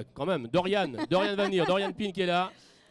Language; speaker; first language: French; native; French